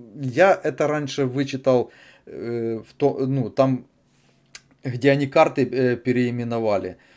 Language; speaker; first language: Russian; native; Russian